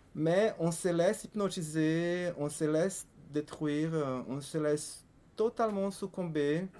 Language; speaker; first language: French; non-native, fluent; Portuguese